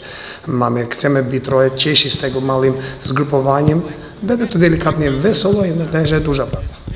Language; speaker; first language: Polish; non-native, fluent; Albanian